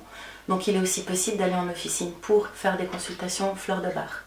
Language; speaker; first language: French; native; French